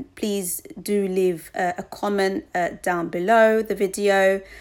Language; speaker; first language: English; early bilingual, other home language; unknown